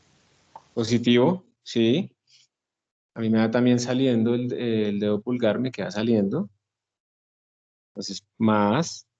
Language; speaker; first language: Spanish; native; Spanish